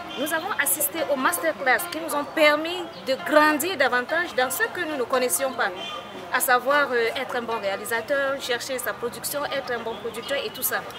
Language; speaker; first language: French; non-native, local second language; Fula